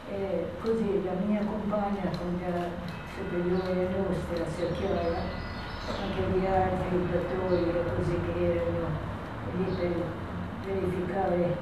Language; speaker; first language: Italian; non-native, learner; Albanian